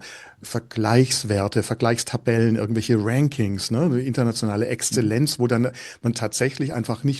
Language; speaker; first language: German; native; German